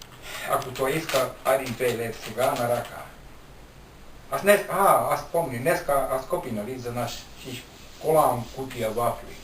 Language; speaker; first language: Bulgarian; non-native, learner; Finnish